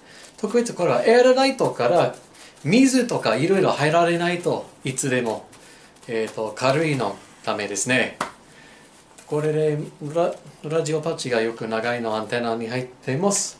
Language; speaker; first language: Japanese; non-native, learner; English